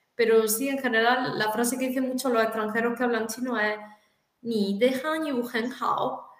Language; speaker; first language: Spanish; native; Spanish